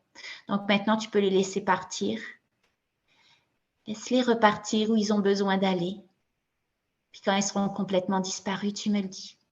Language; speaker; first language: French; native; French